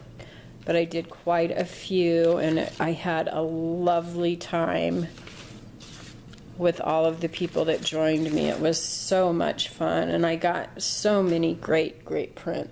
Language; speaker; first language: English; native; English